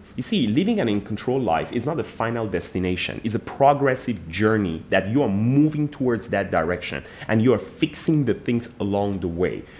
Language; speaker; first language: English; non-native, fluent; Persian